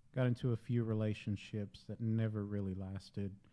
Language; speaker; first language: English; native; English